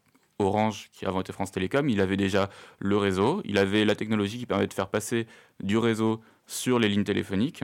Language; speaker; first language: French; native; French